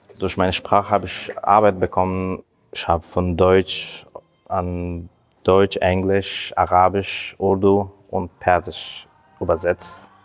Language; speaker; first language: German; non-native, fluent; Persian